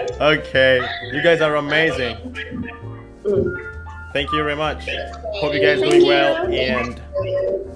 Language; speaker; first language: English; non-native, local second language; Filipino